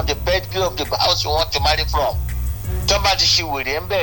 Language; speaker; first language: English; non-native, local second language; Yoruba